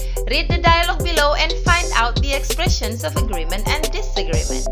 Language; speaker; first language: English; non-native, fluent; Indonesian